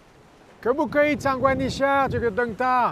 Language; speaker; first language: Chinese; non-native, fluent; French